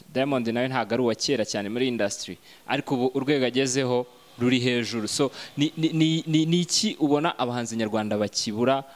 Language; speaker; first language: Kinyarwanda; native; Kinyarwanda